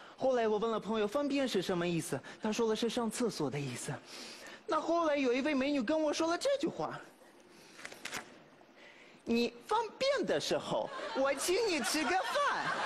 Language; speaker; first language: Chinese; non-native, fluent; Russian